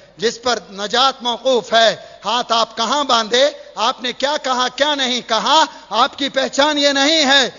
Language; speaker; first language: Urdu; native; Urdu